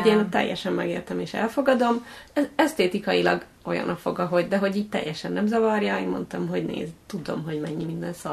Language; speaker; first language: Hungarian; native; Hungarian